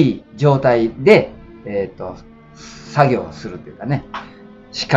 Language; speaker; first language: Japanese; native; Japanese